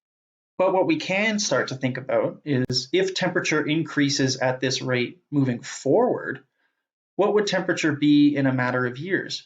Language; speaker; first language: English; native; English